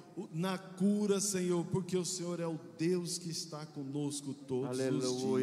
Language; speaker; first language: Portuguese; native; Portuguese